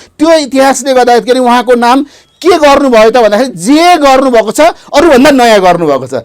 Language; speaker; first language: Nepali; native; Nepali